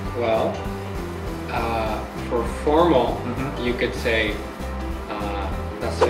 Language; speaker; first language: English; early bilingual, heritage; English